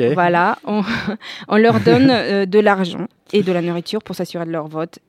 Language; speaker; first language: French; non-native, fluent; Spanish